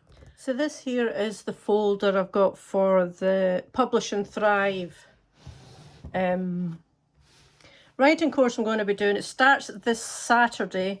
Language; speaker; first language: English; native; English